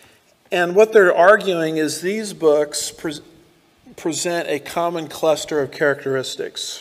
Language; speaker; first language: English; native; English